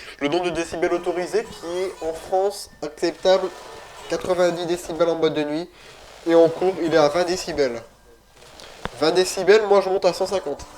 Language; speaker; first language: French; native; French